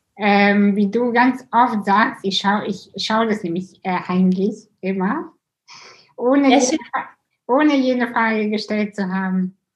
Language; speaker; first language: German; early bilingual, other home language; Russian